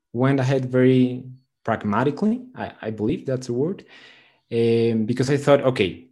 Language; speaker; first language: English; non-native, fluent; Spanish